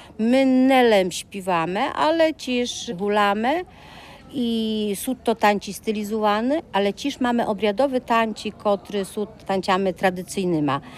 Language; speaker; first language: Ukrainian; early bilingual, heritage; Rusyn